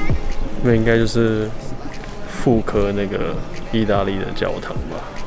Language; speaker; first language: Chinese; native; Chinese